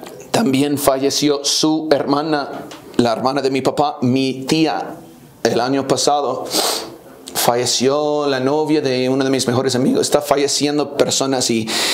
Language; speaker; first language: Spanish; non-native, fluent; English